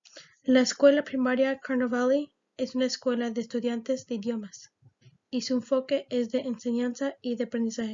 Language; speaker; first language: Spanish; early bilingual, heritage; Spanish